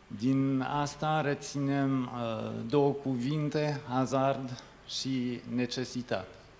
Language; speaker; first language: Romanian; non-native, fluent; French